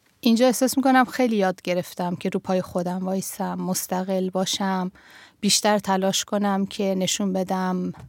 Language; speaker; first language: Persian; native; Persian